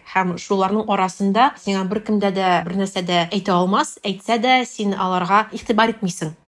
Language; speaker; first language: Tatar; non-native, local second language; Russian